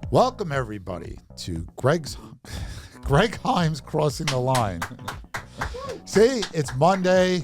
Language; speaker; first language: English; native; English